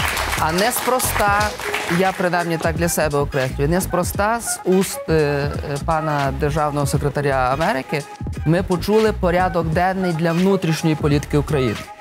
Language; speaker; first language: Ukrainian; native; Ukrainian